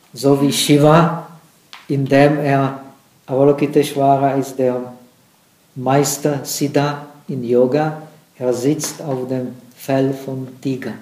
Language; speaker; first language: German; non-native, fluent; Czech